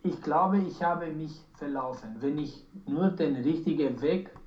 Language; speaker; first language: German; non-native, learner; Romanian